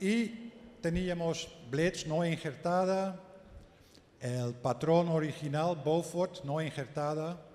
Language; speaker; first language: Spanish; non-native, learner; Dutch